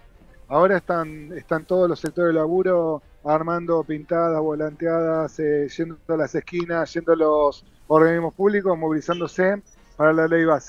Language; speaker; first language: Spanish; native; Spanish